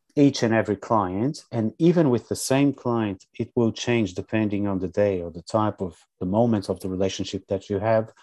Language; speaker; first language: English; non-native, fluent; Portuguese